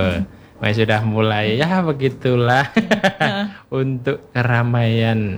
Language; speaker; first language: Indonesian; non-native, local second language; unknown